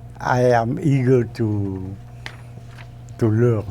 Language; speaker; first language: English; non-native, learner; Vietnamese